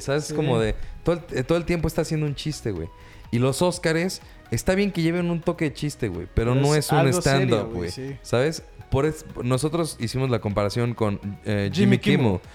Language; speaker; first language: Spanish; native; Spanish